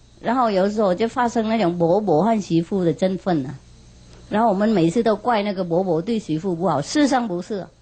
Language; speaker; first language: Chinese; non-native, fluent; Vietnamese